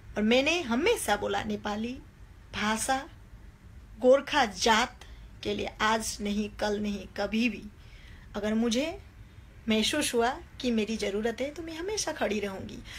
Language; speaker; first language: Hindi; non-native, local second language; Nepali